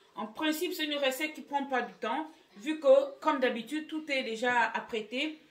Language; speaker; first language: French; non-native, local second language; Fang